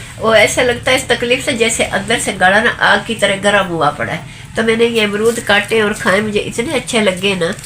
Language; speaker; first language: Urdu; non-native, local second language; Punjabi